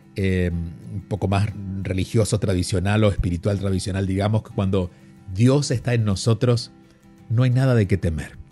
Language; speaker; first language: Spanish; native; Spanish